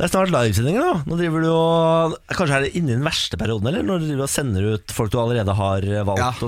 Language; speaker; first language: Norwegian; native; Norwegian